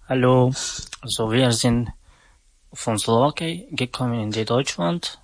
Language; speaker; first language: German; non-native, learner; Slovak